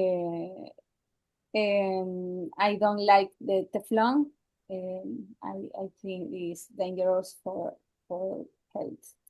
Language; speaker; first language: English; non-native, learner; Spanish